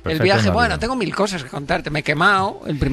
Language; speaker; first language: Spanish; native; Spanish